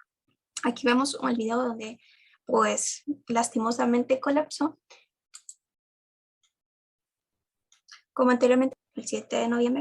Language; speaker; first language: Spanish; native; Spanish